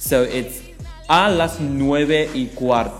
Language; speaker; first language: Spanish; non-native, fluent; Chinese